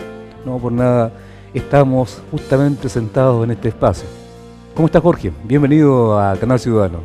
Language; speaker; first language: Spanish; native; Spanish